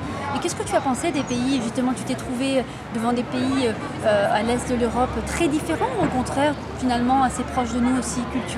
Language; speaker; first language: French; native; French